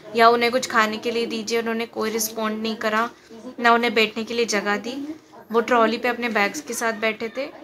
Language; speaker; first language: Hindi; native; Hindi